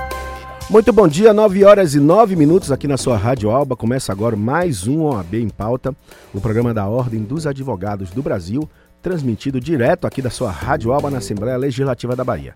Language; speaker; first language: Portuguese; native; Portuguese